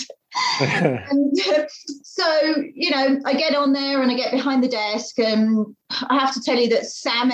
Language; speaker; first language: English; native; English